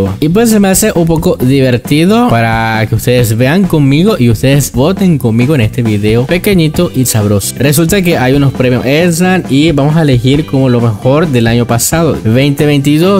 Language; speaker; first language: Spanish; native; Spanish